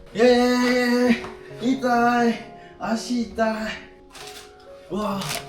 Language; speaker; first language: Korean; non-native, fluent; Japanese